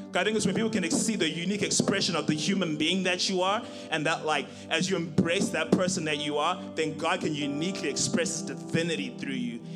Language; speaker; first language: English; non-native, local second language; Shona